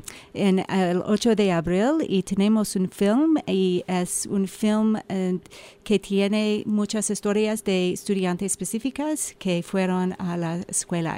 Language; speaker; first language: Spanish; non-native, learner; English